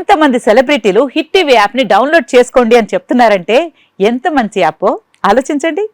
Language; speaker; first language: Telugu; native; Telugu